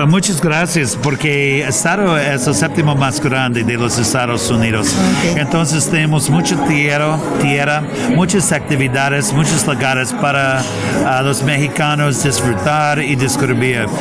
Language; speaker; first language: Spanish; non-native, learner; English